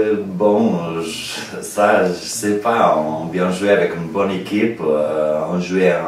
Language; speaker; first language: French; non-native, learner; Portuguese